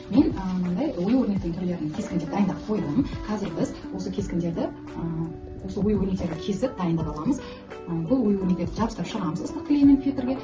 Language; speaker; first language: Kazakh; non-native, local second language; Uzbek